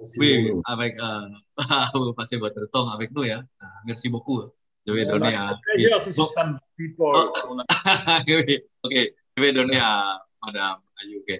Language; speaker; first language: French; non-native, learner; Indonesian